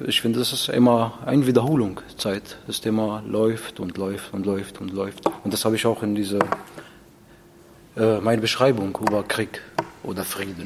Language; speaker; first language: German; non-native, learner; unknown